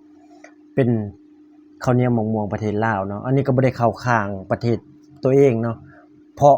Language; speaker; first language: Thai; non-native, local second language; Northeastern Thai